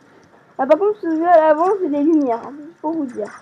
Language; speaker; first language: French; native; French